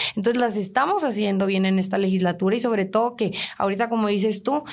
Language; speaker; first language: Spanish; native; Spanish